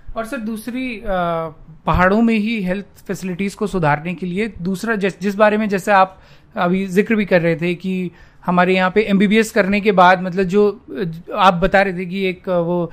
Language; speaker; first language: Hindi; native; Hindi